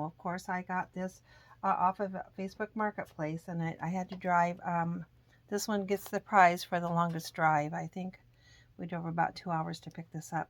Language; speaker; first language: English; native; English